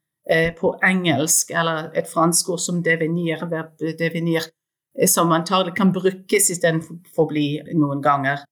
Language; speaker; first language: Norwegian; non-native, fluent; English